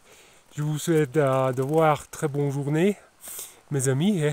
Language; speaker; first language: French; non-native, learner; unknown